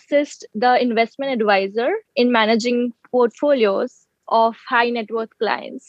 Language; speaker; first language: English; non-native, local second language; Gujarati